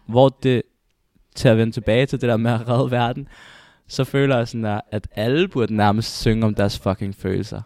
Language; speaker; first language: Danish; early bilingual, other home language; Spanish